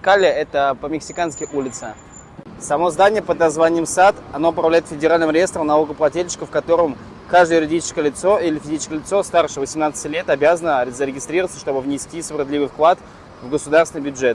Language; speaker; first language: Russian; native; Russian